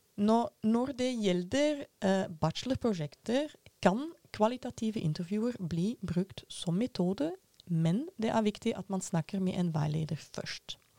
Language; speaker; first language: Norwegian; non-native, fluent; Dutch